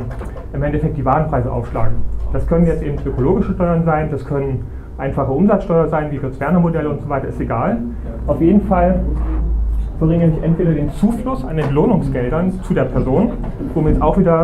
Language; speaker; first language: German; native; German